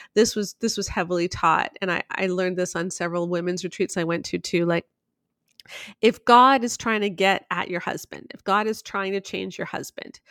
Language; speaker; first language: English; native; English